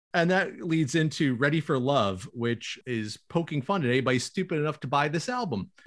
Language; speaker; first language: English; native; English